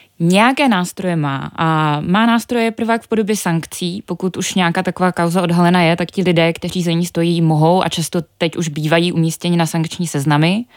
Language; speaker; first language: Czech; native; Czech